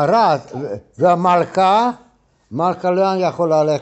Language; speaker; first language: Hebrew; non-native, fluent; Hungarian